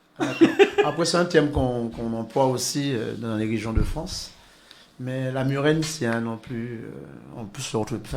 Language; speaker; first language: French; native; French